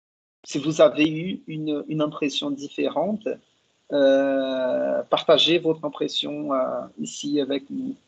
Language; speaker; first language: French; non-native, fluent; Portuguese